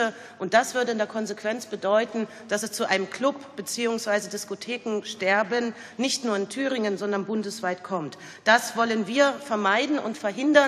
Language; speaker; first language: German; native; German